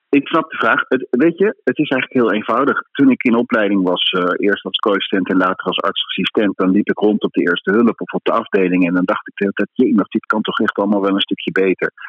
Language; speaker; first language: Dutch; native; Dutch